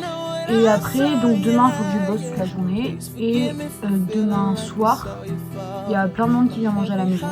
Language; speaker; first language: French; native; French